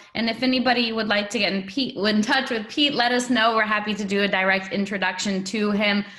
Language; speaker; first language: English; native; English